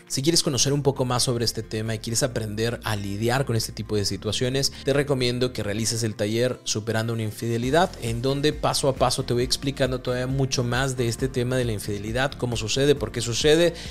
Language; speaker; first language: Spanish; native; Spanish